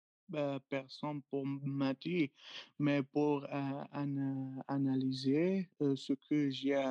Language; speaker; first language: French; non-native, learner; Arabic